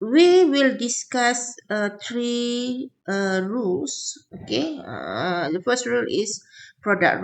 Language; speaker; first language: English; non-native, local second language; Malay